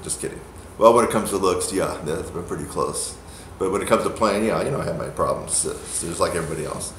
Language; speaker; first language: English; native; English